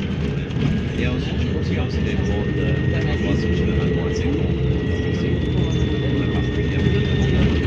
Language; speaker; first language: French; early bilingual, heritage; English